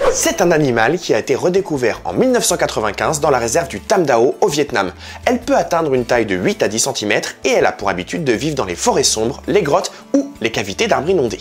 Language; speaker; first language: French; native; French